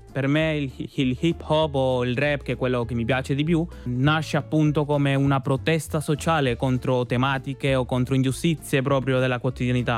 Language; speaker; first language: Italian; non-native, fluent; Spanish